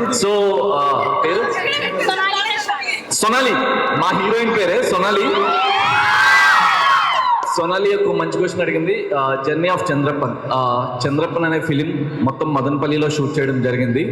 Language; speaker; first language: Telugu; native; Telugu